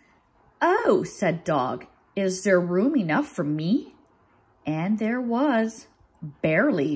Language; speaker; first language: English; native; English